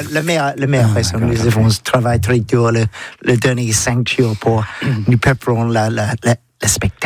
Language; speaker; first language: French; non-native, learner; English